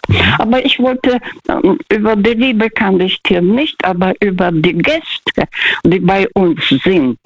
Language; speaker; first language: German; non-native, fluent; Russian